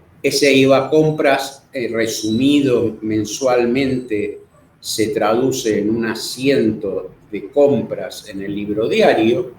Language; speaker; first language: Spanish; native; Spanish